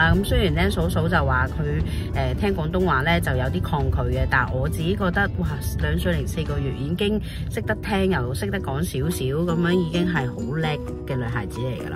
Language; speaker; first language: Cantonese; native; Cantonese